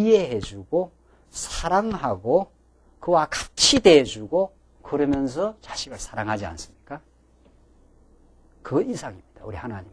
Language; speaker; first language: Korean; native; Korean